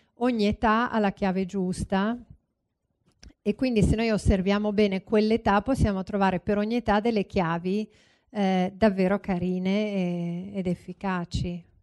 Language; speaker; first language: Italian; native; Italian